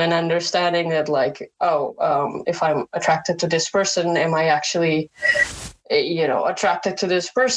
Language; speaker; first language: English; non-native, fluent; Indonesian